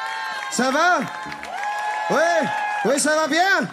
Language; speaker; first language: French; non-native, learner; Icelandic